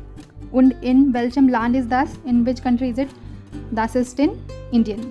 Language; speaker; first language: German; non-native, fluent; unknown